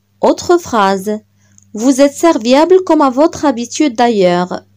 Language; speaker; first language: French; non-native, local second language; Arabic